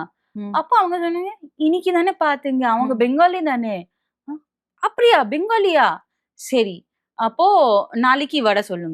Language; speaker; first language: Tamil; non-native, local second language; Bangla